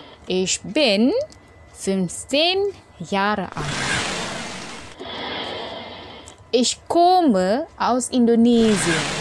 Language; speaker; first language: German; non-native, learner; Indonesian